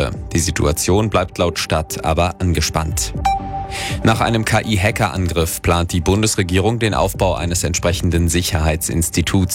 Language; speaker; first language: German; native; German